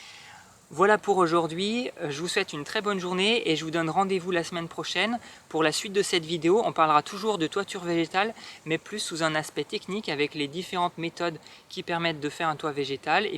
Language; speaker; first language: French; native; French